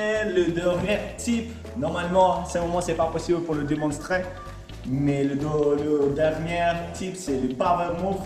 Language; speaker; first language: French; non-native, learner; Latvian